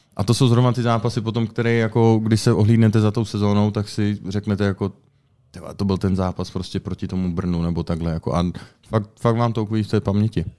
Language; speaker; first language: Czech; native; Czech